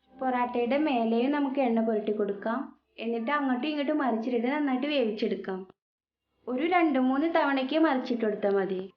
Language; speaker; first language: Malayalam; native; Malayalam